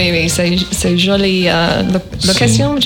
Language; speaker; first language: French; non-native, learner; English